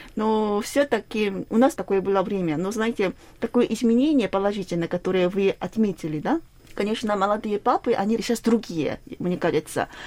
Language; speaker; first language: Russian; non-native, fluent; Korean